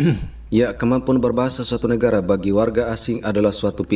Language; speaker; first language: Indonesian; native; Indonesian